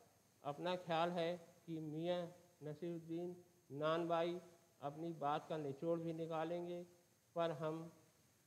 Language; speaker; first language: Hindi; native; Hindi